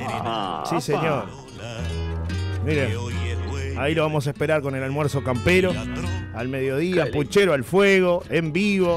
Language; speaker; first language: Spanish; native; Spanish